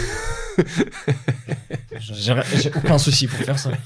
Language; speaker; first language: French; non-native, fluent; Russian